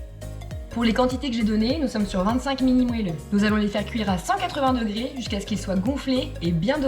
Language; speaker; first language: French; native; French